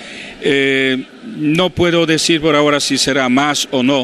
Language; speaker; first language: Spanish; non-native, fluent; Polish